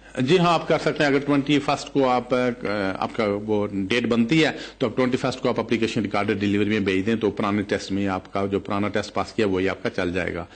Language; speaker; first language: Urdu; native; Urdu